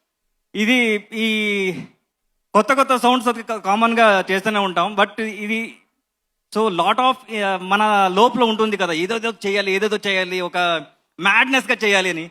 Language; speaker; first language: Telugu; non-native, learner; Kannada